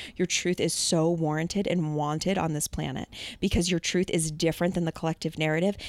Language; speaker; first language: English; native; English